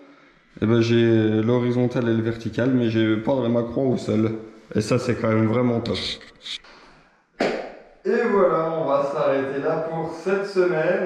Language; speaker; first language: French; native; French